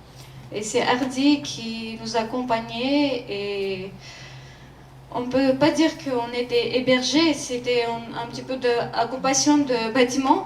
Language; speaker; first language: French; non-native, learner; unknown